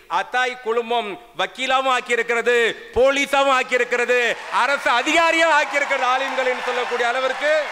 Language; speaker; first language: Tamil; non-native, local second language; Urdu